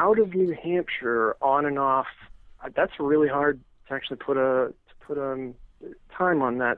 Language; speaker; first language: English; native; English